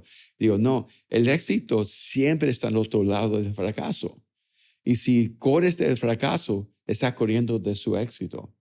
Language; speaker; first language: Spanish; early bilingual, other home language; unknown